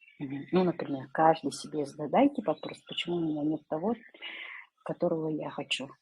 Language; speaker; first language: Russian; non-native, local second language; Yakut